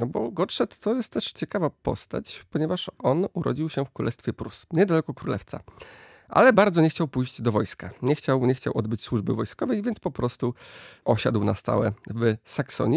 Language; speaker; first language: Polish; native; Polish